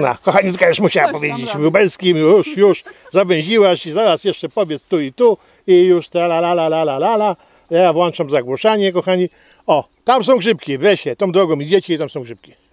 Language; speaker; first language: Polish; native; Polish